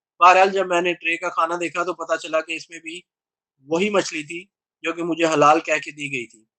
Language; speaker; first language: Urdu; native; Urdu